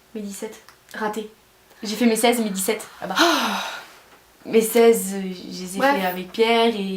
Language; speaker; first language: French; native; French